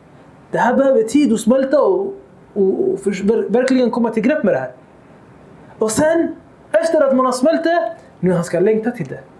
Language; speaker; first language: Swedish; early bilingual, other home language; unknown